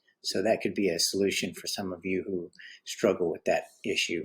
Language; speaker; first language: English; native; English